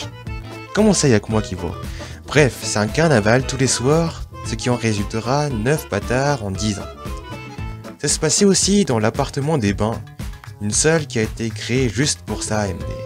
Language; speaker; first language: French; native; French